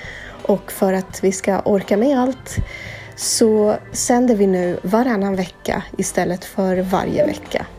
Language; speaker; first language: Swedish; native; Swedish